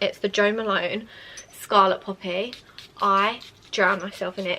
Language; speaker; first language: English; native; English